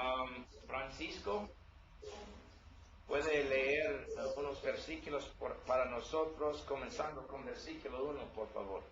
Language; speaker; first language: Spanish; non-native, learner; English